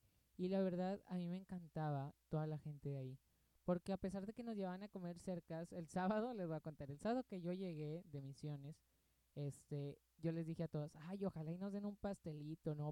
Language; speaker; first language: Spanish; native; Spanish